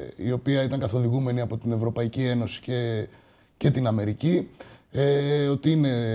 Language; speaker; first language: Greek; native; Greek